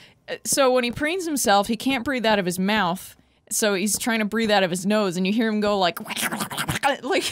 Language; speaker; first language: English; native; English